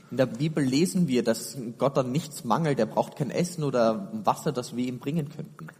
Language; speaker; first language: German; native; German